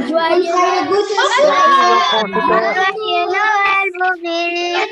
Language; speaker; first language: French; native; French